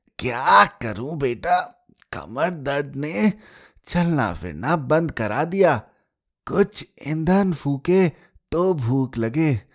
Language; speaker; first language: Hindi; native; Hindi